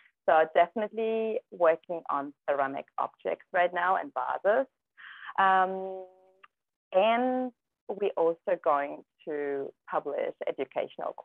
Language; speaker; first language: English; non-native, fluent; German